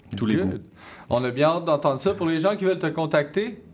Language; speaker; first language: French; native; French